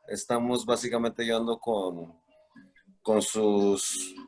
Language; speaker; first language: Spanish; early bilingual, heritage; Spanish